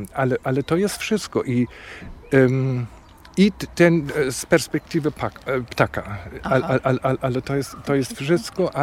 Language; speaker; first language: Polish; non-native, fluent; German